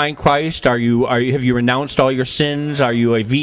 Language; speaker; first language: English; native; English